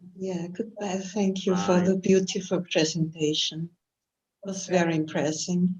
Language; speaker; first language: English; non-native, fluent; German